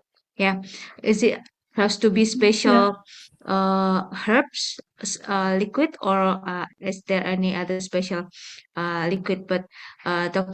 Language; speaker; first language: English; non-native, fluent; Indonesian